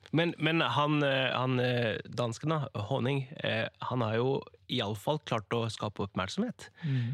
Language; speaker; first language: Norwegian; early bilingual, other home language; Kurdish